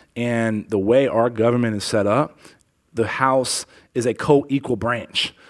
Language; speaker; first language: English; native; English